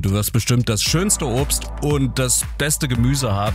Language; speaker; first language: German; native; German